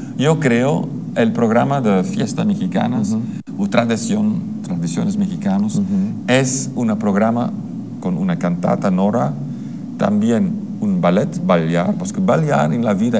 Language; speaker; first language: Spanish; non-native, learner; Dutch